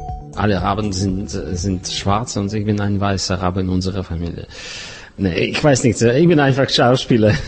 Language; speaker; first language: German; non-native, fluent; Russian